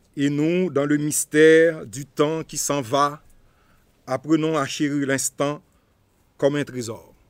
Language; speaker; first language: French; non-native, local second language; Haitian Creole